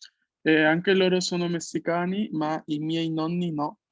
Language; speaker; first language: Italian; non-native, fluent; Spanish